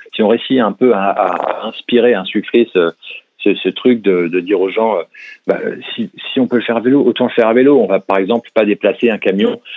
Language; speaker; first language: French; native; French